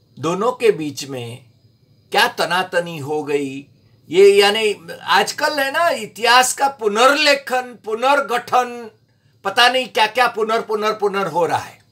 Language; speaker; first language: Hindi; non-native, local second language; Gujarati